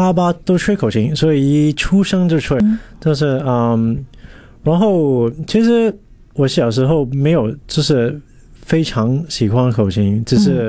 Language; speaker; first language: Chinese; non-native, local second language; Cantonese